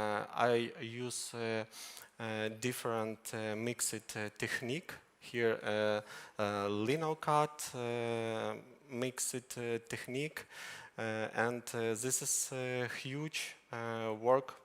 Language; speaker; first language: English; non-native, learner; Ukrainian